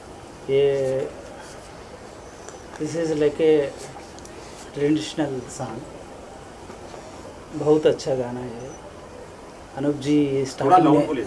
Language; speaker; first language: Hindi; non-native, local second language; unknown